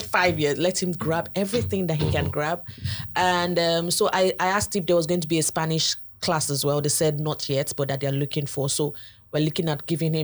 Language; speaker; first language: English; non-native, local second language; Igbo